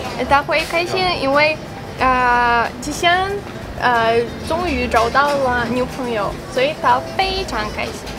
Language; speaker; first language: Chinese; non-native, fluent; Ukrainian